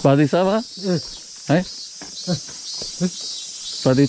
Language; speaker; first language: Japanese; non-native, learner; English